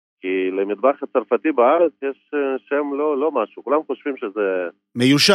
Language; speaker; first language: Hebrew; non-native, fluent; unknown